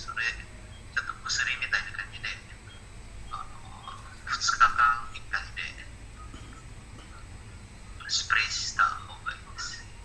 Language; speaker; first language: Japanese; non-native, learner; Indonesian